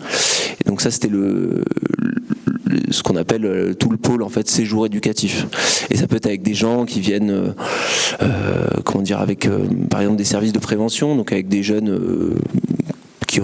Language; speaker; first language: French; native; French